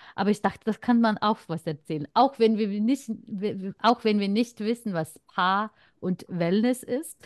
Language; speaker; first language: German; non-native, fluent; Lithuanian